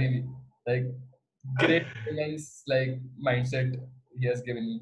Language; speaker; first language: English; non-native, local second language; Hindi